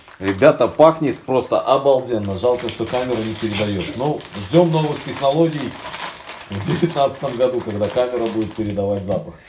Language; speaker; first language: Russian; native; Russian